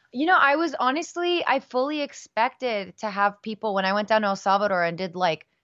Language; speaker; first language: English; early bilingual, other home language; Spanish